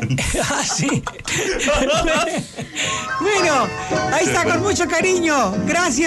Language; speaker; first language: Spanish; native; Spanish